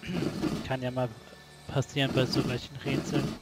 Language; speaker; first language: German; native; German